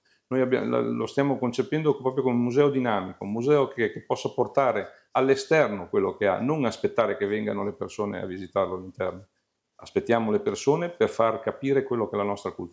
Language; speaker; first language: Italian; native; Italian